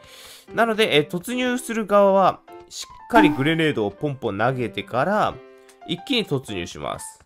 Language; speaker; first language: Japanese; native; Japanese